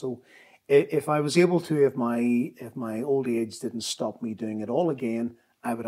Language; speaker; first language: English; native; English